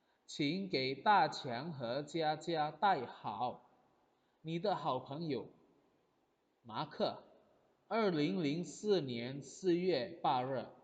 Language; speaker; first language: Chinese; non-native, fluent; Indonesian